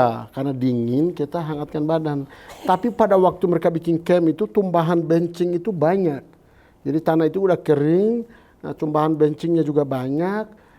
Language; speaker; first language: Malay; non-native, local second language; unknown